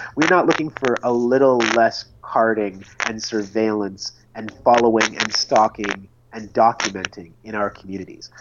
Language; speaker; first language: English; native; English